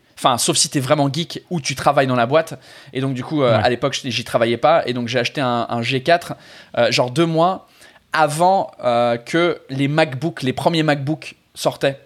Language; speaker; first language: French; non-native, fluent; English